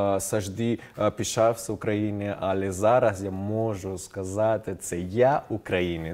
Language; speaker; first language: Ukrainian; non-native, fluent; Spanish